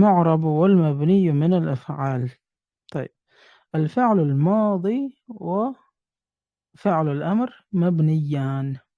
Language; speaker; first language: Arabic; non-native, fluent; Uzbek